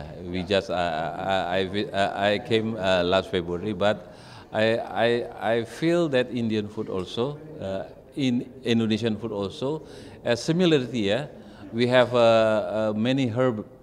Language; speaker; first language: English; non-native, fluent; Indonesian